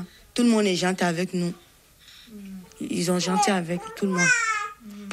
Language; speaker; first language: French; non-native, learner; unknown